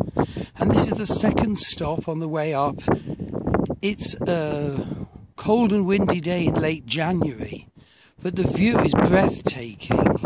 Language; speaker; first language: English; native; English